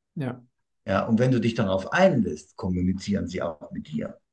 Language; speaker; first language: German; native; German